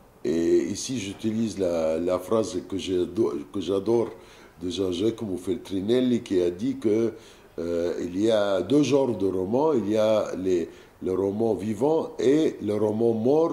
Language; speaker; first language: French; non-native, fluent; Arabic